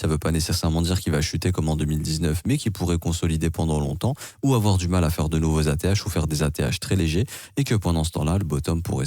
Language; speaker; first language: French; native; French